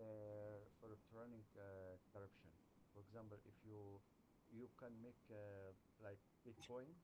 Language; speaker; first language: English; non-native, learner; Arabic